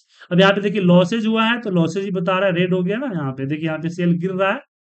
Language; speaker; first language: Hindi; native; Hindi